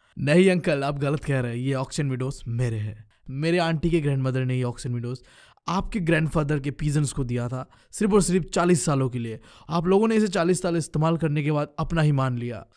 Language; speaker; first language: Hindi; non-native, local second language; Bangla